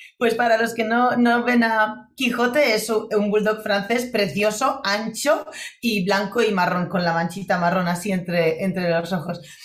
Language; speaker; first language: Spanish; non-native, fluent; Polish